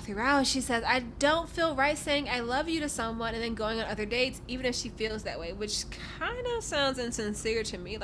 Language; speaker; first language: English; native; English